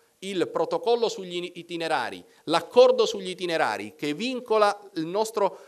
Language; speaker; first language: Italian; native; Italian